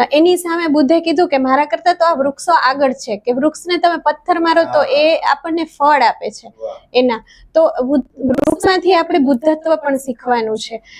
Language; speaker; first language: Gujarati; native; Gujarati